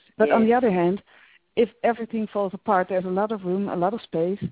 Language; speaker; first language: English; non-native, fluent; Dutch